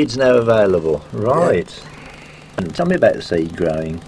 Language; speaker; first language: English; native; English